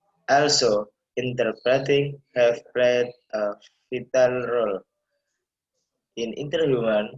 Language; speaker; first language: English; non-native, learner; Indonesian